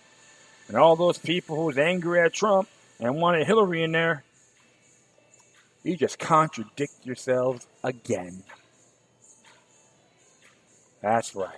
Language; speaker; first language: English; native; English